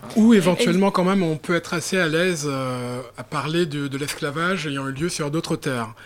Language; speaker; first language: French; native; French